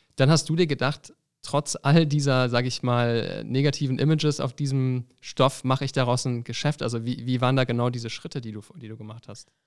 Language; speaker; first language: German; native; German